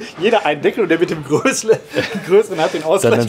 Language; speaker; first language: German; native; German